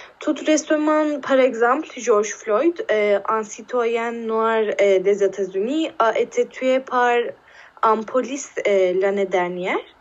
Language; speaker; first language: French; non-native, learner; Turkish